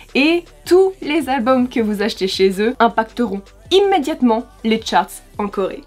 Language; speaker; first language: French; native; French